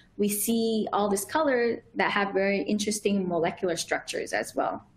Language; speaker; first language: English; native; English